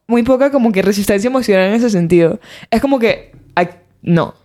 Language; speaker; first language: Spanish; native; Spanish